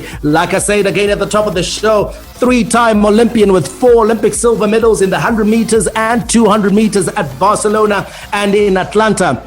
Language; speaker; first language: English; native; English